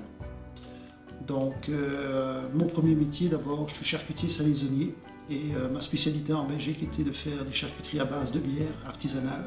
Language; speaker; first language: French; native; French